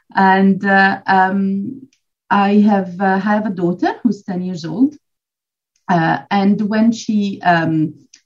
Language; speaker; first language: English; non-native, fluent; Italian